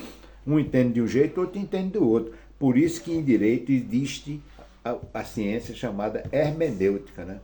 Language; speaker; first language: Portuguese; native; Portuguese